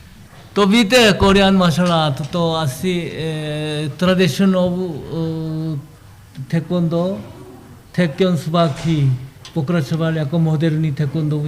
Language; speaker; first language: Czech; non-native, learner; Korean